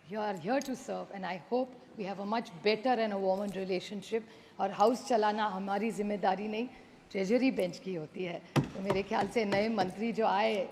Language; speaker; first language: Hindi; non-native, local second language; Marathi